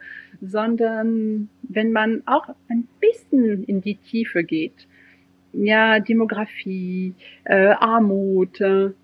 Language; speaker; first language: German; non-native, fluent; French